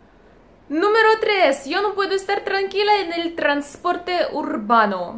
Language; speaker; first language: Spanish; non-native, learner; Russian